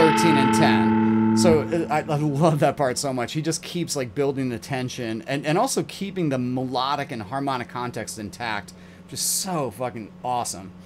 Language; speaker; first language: English; native; English